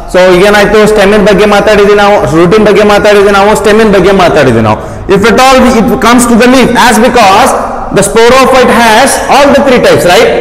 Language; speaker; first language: English; non-native, local second language; Kannada